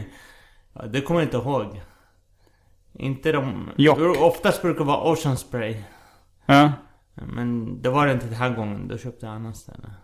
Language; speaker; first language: Swedish; early bilingual, other home language; Persian